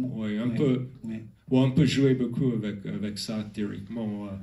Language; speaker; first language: French; non-native, learner; English